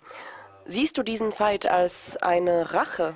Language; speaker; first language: German; non-native, fluent; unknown